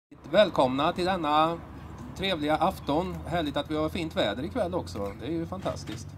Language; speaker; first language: Swedish; native; Swedish